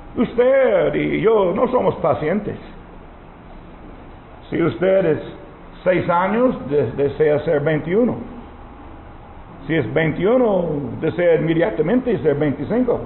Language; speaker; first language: Spanish; non-native, learner; English